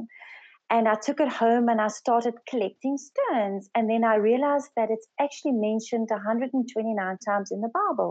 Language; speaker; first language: English; non-native, local second language; Afrikaans